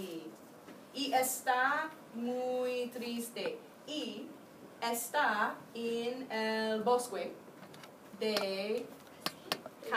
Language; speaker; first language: Spanish; non-native, fluent; English